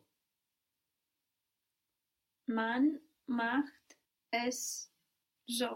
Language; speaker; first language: German; non-native, learner; English